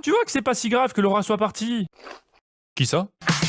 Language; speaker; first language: French; native; French